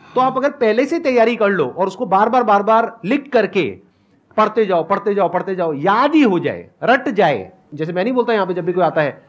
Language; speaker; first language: Hindi; native; Hindi